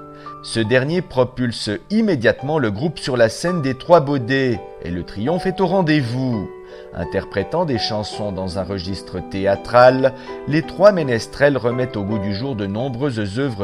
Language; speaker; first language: French; native; French